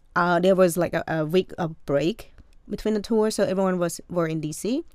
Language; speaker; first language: English; non-native, fluent; Khmer